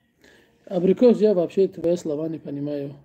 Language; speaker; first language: Russian; non-native, learner; Tajik